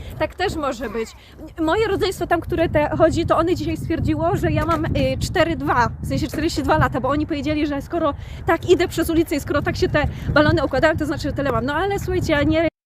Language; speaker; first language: Polish; native; Polish